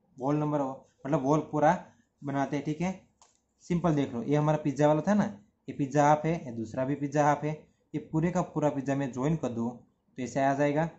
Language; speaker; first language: Hindi; non-native, local second language; Gujarati